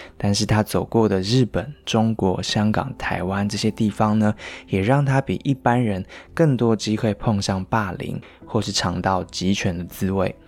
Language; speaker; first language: Chinese; native; Chinese